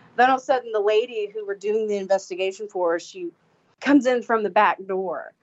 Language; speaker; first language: English; native; English